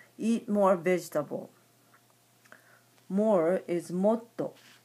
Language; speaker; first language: English; non-native, fluent; Japanese